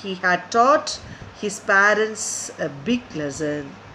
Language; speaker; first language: English; non-native, local second language; Tamil